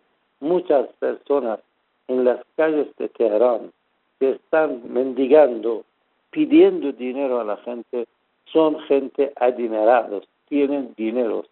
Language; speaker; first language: Spanish; non-native, fluent; Persian